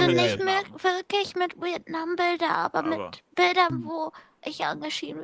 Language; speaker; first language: German; native; German